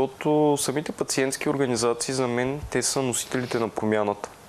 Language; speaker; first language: Bulgarian; native; Bulgarian